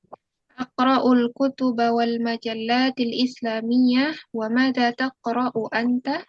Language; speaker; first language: Arabic; non-native, fluent; Indonesian